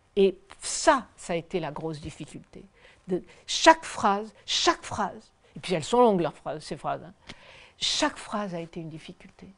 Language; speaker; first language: French; native; French